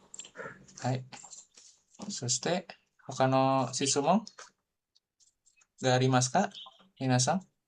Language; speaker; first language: Japanese; non-native, learner; Indonesian